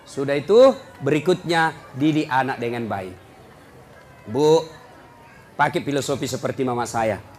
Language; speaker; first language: Indonesian; non-native, local second language; Buginese